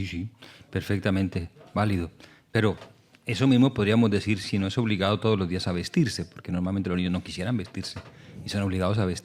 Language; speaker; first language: Spanish; native; Spanish